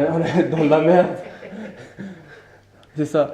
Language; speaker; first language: French; non-native, learner; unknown